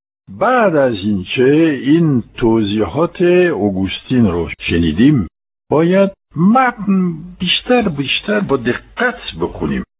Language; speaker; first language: Persian; non-native, fluent; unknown